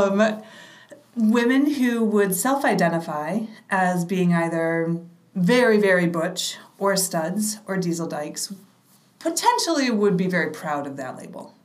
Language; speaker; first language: English; native; English